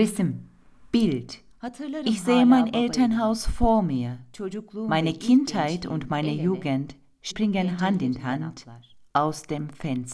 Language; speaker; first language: German; non-native, fluent; Turkish